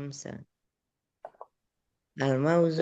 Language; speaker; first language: Arabic; non-native, learner; Indonesian